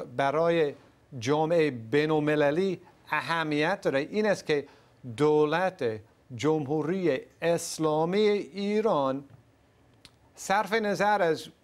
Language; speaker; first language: Persian; non-native, fluent; English